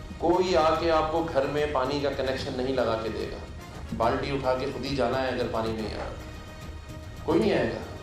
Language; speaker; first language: Urdu; native; Urdu